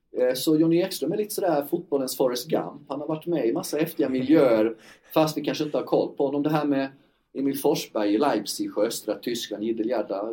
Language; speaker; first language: Swedish; native; Swedish